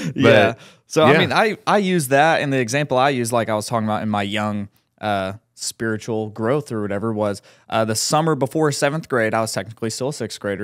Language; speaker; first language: English; native; English